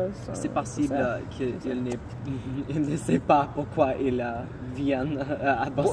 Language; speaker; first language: French; non-native, learner; English